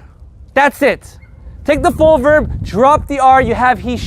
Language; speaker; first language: English; native; English